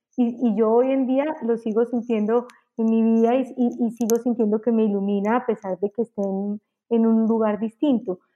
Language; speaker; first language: Spanish; native; Spanish